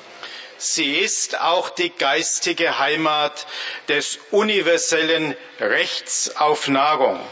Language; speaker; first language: German; native; German